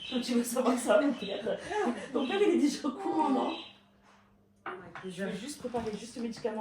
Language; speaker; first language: French; native; French